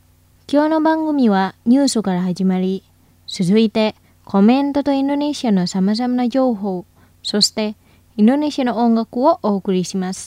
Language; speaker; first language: Japanese; non-native, fluent; Indonesian